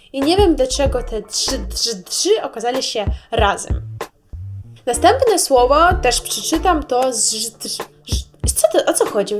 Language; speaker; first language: Polish; non-native, learner; Russian